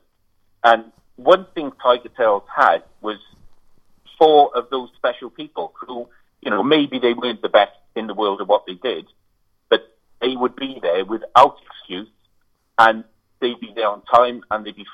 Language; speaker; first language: English; native; English